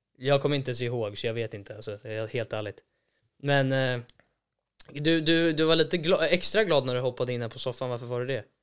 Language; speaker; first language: Swedish; native; Swedish